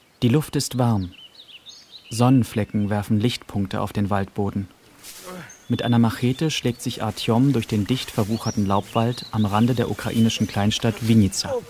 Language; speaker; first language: German; native; German